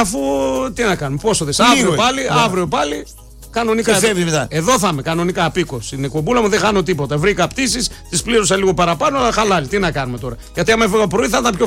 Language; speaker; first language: Greek; native; Greek